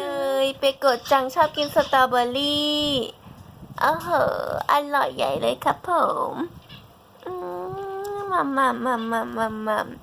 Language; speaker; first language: Thai; native; Thai